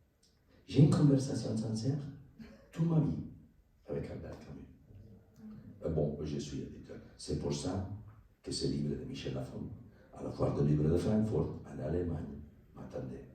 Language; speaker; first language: French; non-native, learner; Spanish